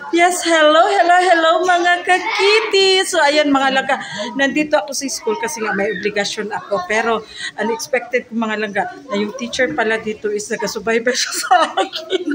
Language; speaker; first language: Filipino; non-native, local second language; Cebuano